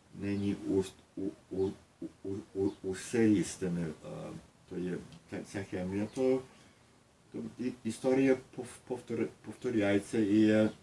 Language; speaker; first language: Ukrainian; early bilingual, heritage; Ukrainian